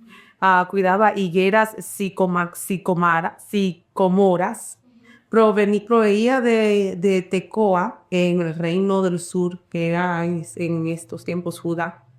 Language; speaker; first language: Spanish; early bilingual, heritage; Spanish